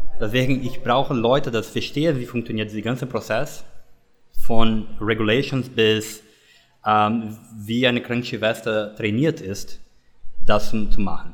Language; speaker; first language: German; non-native, learner; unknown